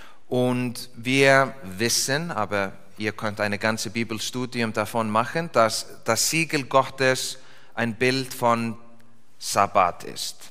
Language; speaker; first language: German; non-native, fluent; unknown